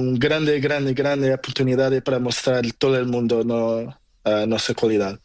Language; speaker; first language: Spanish; non-native, learner; Portuguese